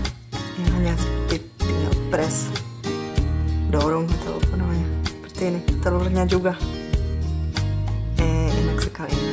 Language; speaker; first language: Indonesian; non-native, fluent; Czech